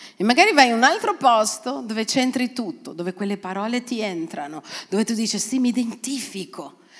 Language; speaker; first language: Italian; non-native, fluent; Portuguese